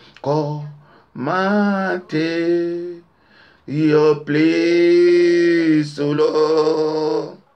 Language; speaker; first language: English; non-native, local second language; Yoruba